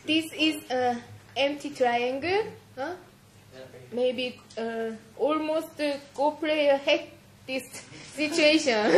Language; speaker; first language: English; non-native, learner; Korean